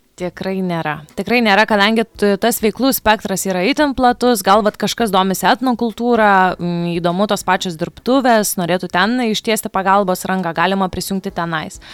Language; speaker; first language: Lithuanian; native; Lithuanian